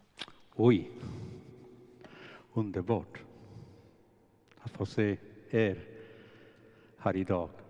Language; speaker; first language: Swedish; non-native, fluent; Spanish